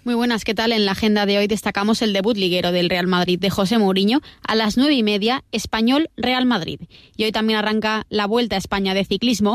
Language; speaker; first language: Spanish; native; Spanish